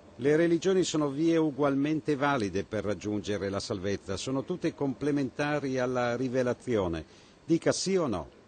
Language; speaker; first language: Italian; native; Italian